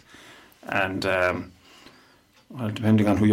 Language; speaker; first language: English; native; English